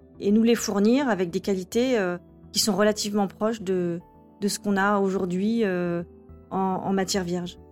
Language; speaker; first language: French; native; French